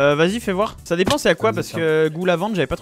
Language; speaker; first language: French; native; French